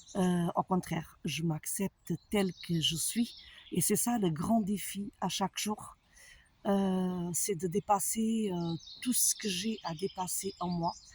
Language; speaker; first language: French; non-native, fluent; Portuguese